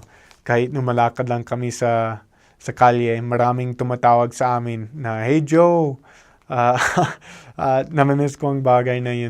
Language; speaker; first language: Filipino; non-native, fluent; English